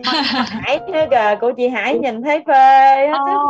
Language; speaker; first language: Vietnamese; native; Vietnamese